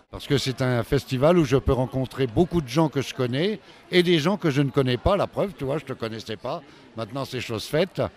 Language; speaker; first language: French; native; French